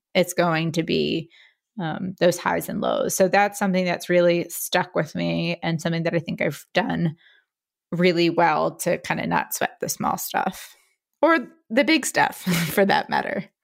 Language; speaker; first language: English; native; English